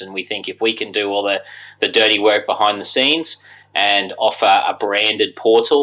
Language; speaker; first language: English; native; English